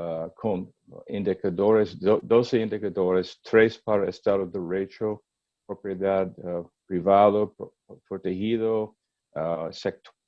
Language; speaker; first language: Spanish; non-native, learner; English